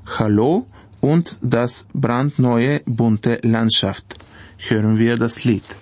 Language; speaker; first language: German; non-native, fluent; Bulgarian